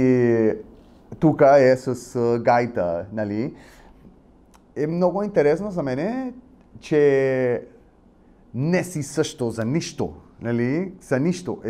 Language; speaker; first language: Bulgarian; non-native, learner; Spanish